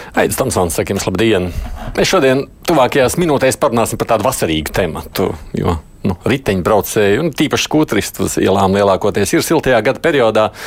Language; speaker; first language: Latvian; native; Latvian